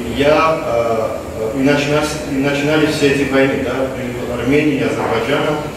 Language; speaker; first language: Russian; non-native, fluent; Armenian